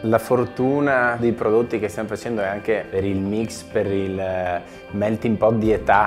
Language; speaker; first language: Italian; native; Italian